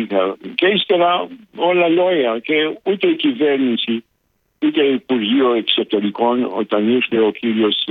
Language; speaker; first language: Greek; non-native, local second language; Arabic